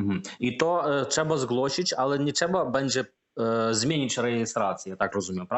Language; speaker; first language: Polish; non-native, learner; Ukrainian